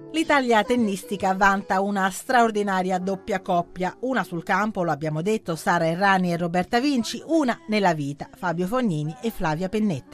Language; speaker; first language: Italian; native; Italian